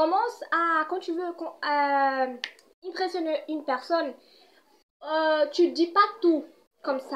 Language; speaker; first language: French; non-native, fluent; Portuguese